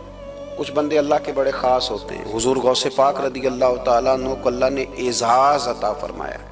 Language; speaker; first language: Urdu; non-native, local second language; Punjabi